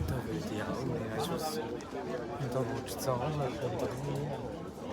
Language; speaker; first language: German; native; German